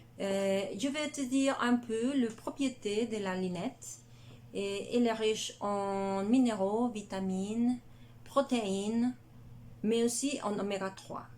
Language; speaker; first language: French; non-native, learner; Spanish